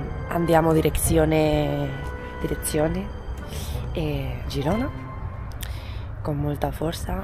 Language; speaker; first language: Italian; non-native, learner; Spanish